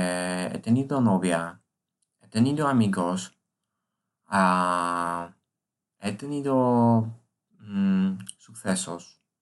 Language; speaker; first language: Spanish; non-native, learner; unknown